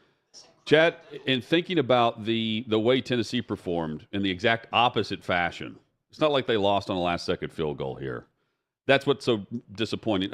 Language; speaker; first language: English; native; English